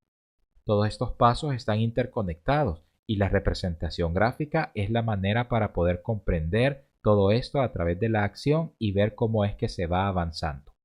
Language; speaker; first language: Spanish; native; Spanish